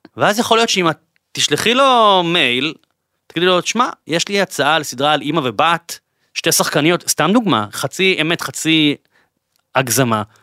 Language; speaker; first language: Hebrew; native; Hebrew